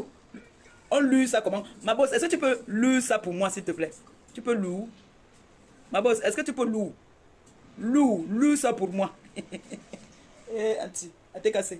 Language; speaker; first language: French; native; French